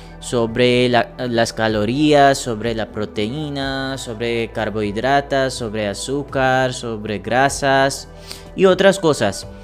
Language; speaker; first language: Spanish; non-native, learner; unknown